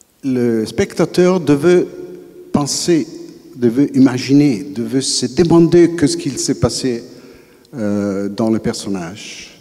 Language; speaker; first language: French; non-native, fluent; Italian